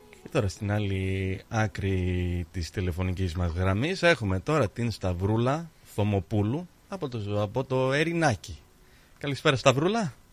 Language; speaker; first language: Greek; early bilingual, other home language; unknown